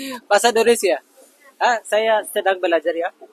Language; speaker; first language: Indonesian; non-native, learner; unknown